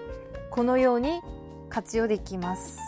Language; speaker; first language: Japanese; non-native, fluent; Korean